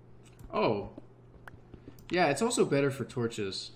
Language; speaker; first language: English; native; English